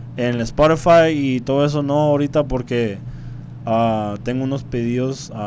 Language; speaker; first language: Spanish; early bilingual, heritage; Spanish